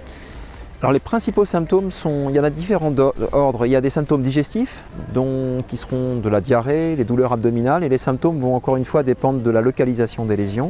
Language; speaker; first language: French; native; French